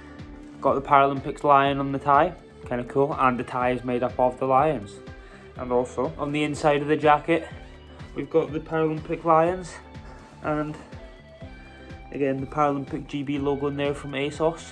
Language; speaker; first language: English; native; English